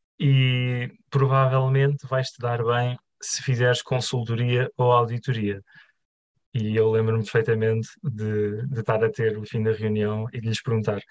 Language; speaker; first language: Portuguese; native; Portuguese